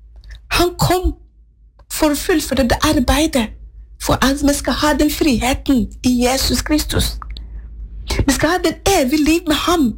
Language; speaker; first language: Norwegian; non-native, fluent; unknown